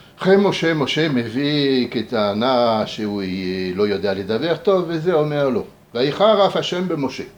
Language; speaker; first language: Hebrew; native; Hebrew